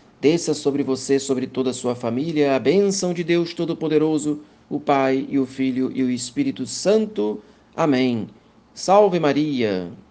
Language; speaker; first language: Portuguese; native; Portuguese